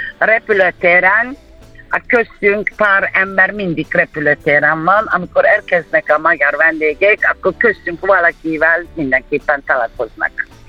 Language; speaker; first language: Hungarian; non-native, fluent; Turkish